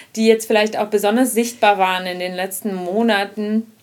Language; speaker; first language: German; non-native, fluent; Ukrainian